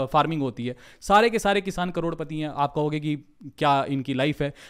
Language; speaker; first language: Hindi; native; Hindi